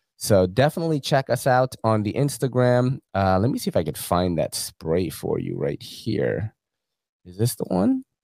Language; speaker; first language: English; early bilingual, other home language; Filipino